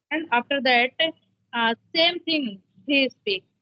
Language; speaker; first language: English; non-native, local second language; Hindi